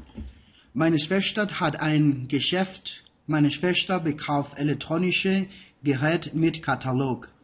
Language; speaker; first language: German; non-native, learner; Spanish